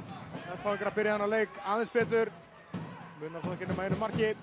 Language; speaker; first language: Icelandic; native; Icelandic